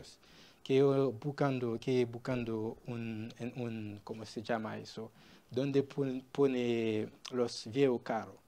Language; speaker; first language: Spanish; non-native, learner; Haitian Creole